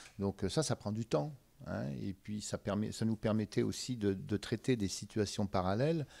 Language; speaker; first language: French; native; French